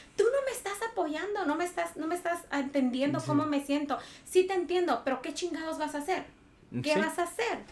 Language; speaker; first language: Spanish; native; Spanish